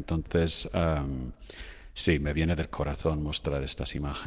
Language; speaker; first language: Spanish; non-native, fluent; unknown